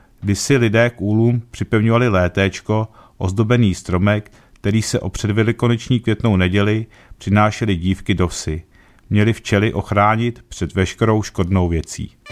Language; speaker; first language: Czech; native; Czech